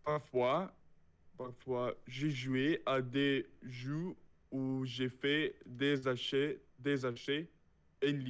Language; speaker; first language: French; non-native, learner; Russian